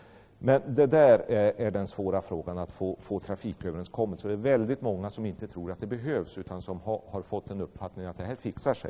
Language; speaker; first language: Swedish; native; Swedish